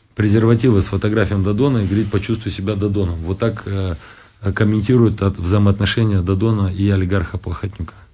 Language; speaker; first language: Russian; non-native, local second language; Romanian